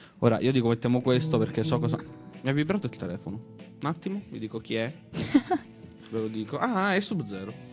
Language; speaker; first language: Italian; native; Italian